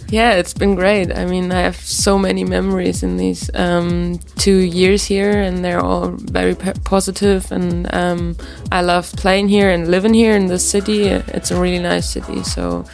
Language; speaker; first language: English; non-native, fluent; German